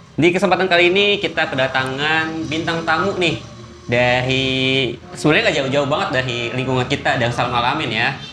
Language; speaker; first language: Indonesian; native; Indonesian